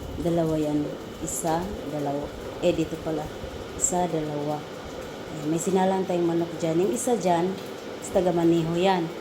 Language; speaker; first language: Filipino; non-native, local second language; Cebuano